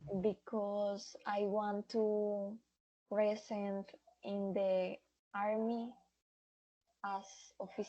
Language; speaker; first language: English; non-native, learner; Spanish